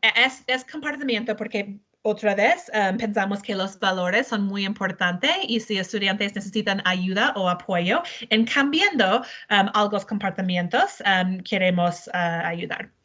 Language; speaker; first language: Spanish; non-native, learner; English